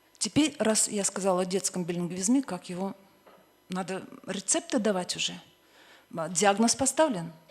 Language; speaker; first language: Russian; native; Russian